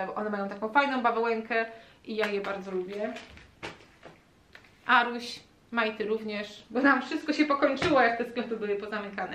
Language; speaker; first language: Polish; native; Polish